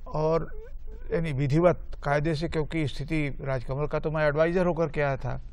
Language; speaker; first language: Hindi; native; Hindi